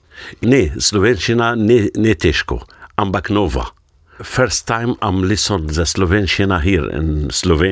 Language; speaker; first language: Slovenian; non-native, learner; Arabic